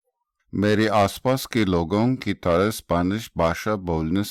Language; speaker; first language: Hindi; non-native, fluent; English